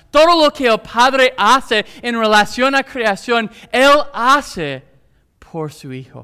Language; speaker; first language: Spanish; non-native, fluent; English